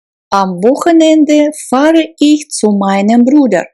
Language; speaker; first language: German; non-native, fluent; Russian